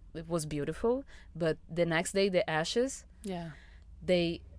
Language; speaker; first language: English; non-native, fluent; Portuguese